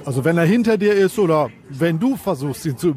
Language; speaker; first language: German; native; German